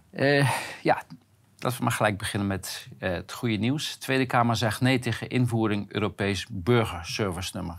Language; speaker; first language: Dutch; native; Dutch